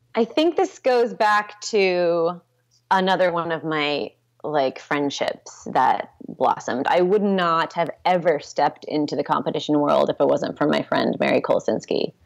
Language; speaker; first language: English; native; English